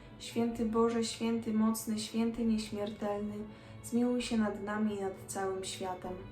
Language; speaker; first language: Polish; native; Polish